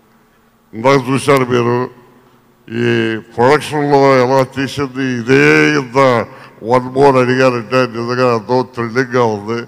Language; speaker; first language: Telugu; native; Telugu